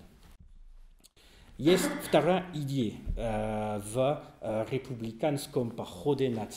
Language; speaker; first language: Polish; non-native, learner; French